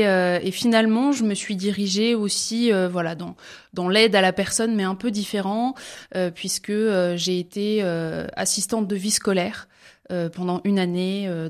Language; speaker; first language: French; native; French